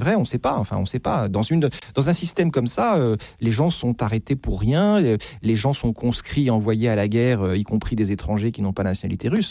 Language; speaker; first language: French; native; French